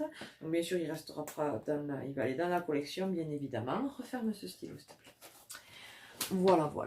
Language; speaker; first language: French; native; French